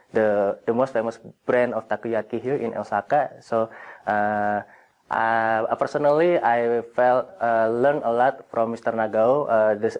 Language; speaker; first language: English; non-native, fluent; Indonesian